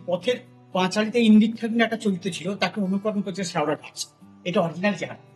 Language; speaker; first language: Bangla; non-native, local second language; Santali